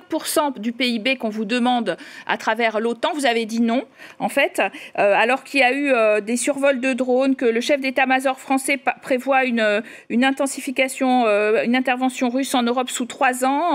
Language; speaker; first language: French; native; French